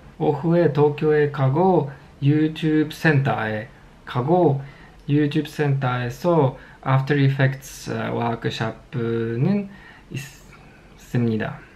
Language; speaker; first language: Korean; non-native, learner; Polish